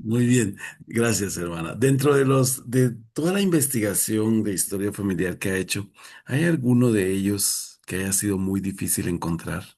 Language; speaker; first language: Spanish; native; Spanish